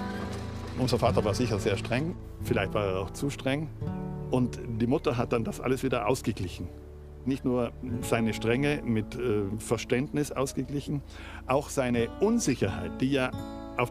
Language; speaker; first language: German; native; German